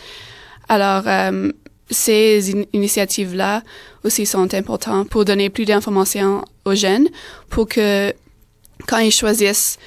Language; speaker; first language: French; non-native, fluent; English